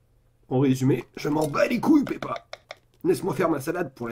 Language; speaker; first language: French; native; French